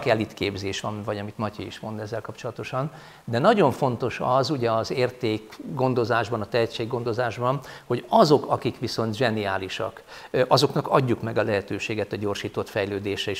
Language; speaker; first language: Hungarian; native; Hungarian